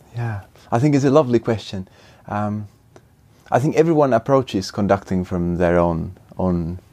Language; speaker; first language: English; non-native, fluent; Finnish